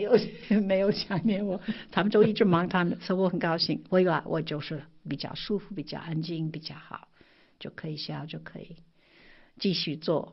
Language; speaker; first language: Chinese; non-native, fluent; English